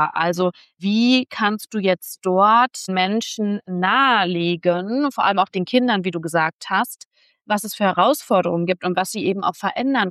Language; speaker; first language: German; native; German